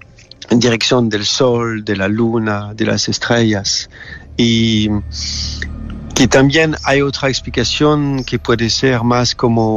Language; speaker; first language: Spanish; non-native, fluent; French